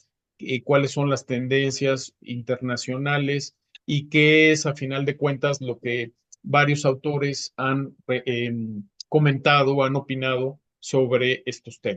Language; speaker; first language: Spanish; native; Spanish